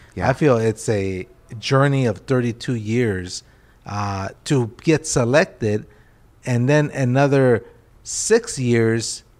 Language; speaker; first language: English; early bilingual, other home language; Spanish